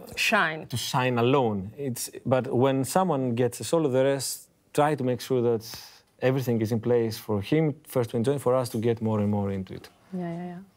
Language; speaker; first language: English; non-native, fluent; Greek